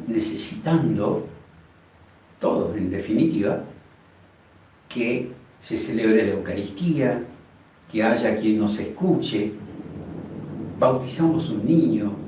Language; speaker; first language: Spanish; native; Spanish